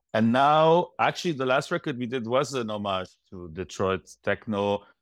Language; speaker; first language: English; non-native, fluent; Arabic